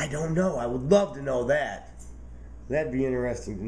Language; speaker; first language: English; native; English